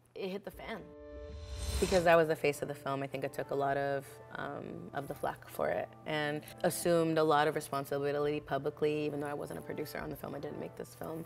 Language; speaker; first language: English; early bilingual, other home language; Spanish